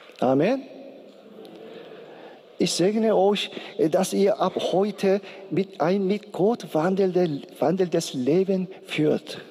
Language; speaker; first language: German; non-native, learner; Korean